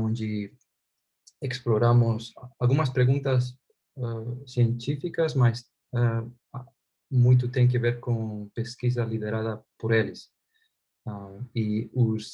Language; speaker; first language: Portuguese; non-native, fluent; Spanish